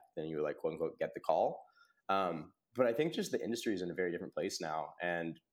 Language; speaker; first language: English; native; English